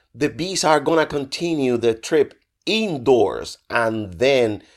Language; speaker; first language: English; non-native, fluent; Spanish